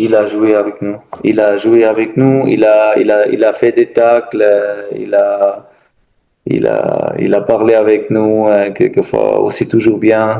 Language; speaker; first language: French; non-native, learner; German